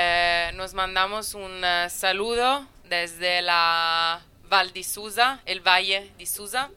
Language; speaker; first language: Spanish; non-native, fluent; Italian